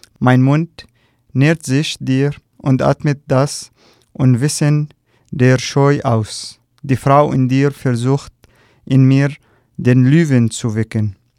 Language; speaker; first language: German; non-native, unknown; Arabic